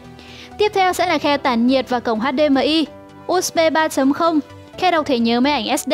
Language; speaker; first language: Vietnamese; native; Vietnamese